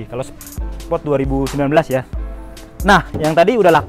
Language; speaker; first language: Indonesian; native; Indonesian